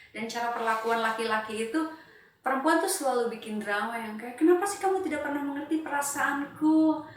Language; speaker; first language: Indonesian; non-native, local second language; Sundanese